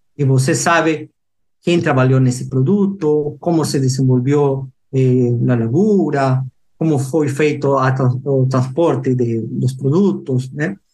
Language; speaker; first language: Portuguese; non-native, fluent; Spanish